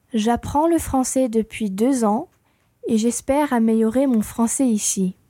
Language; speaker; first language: French; non-native, learner; English